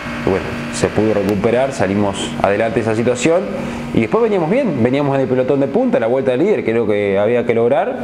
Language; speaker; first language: Spanish; native; Spanish